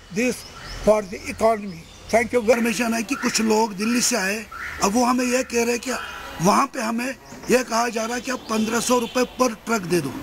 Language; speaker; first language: Urdu; non-native, local second language; Kashmiri